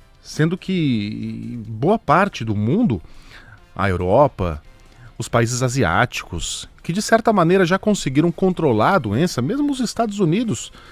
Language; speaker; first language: Portuguese; native; Portuguese